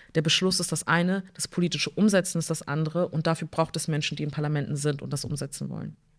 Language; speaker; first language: German; early bilingual, other home language; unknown